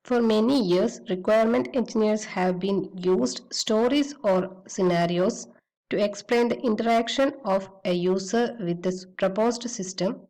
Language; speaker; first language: English; non-native, local second language; Malayalam